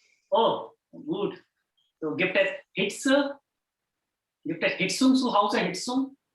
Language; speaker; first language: German; non-native, fluent; Hindi